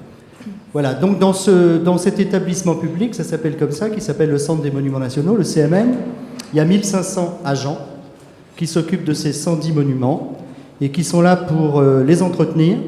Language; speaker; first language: French; native; French